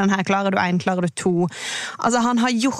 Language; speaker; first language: Norwegian; native; Norwegian